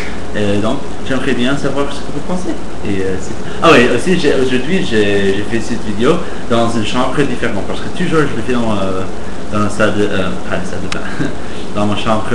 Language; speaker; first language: French; non-native, fluent; English